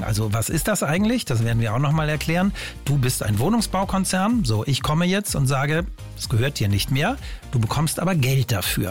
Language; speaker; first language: German; native; German